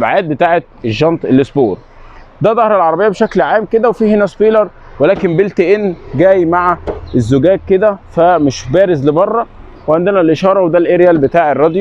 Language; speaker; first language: Arabic; native; Arabic